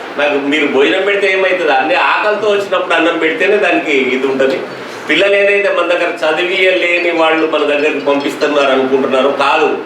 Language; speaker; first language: Telugu; native; Telugu